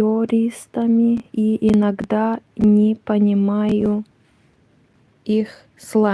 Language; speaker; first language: Russian; non-native, learner; Romanian